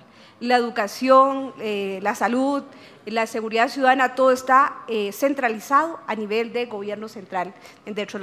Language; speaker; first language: Spanish; native; Spanish